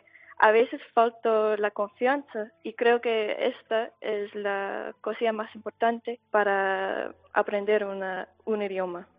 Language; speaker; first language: Spanish; non-native, fluent; English